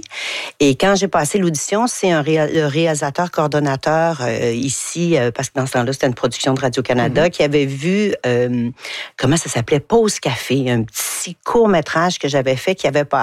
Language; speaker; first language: French; native; French